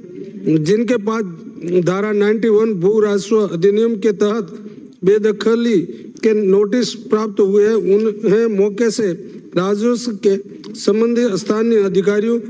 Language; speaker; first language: Hindi; native; Hindi